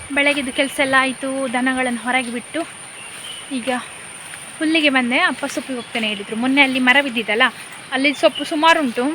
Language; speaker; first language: Kannada; native; Kannada